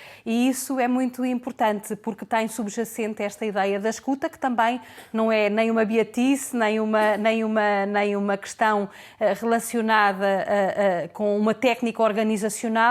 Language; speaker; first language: Portuguese; native; Portuguese